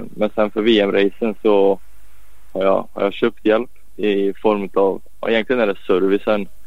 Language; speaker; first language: Swedish; native; Swedish